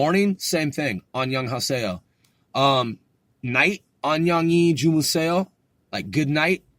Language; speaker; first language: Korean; non-native, learner; English